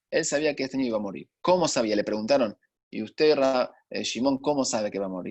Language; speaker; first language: Spanish; native; Spanish